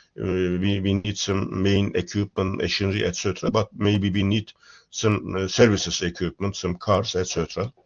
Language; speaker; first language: English; non-native, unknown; Turkish